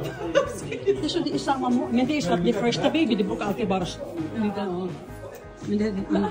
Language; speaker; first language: Swedish; non-native, learner; Cebuano